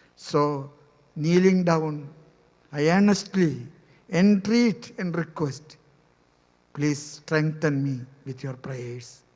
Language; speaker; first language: English; non-native, local second language; Malayalam